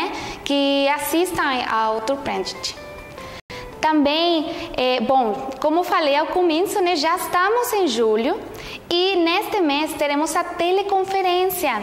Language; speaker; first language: Portuguese; non-native, fluent; Spanish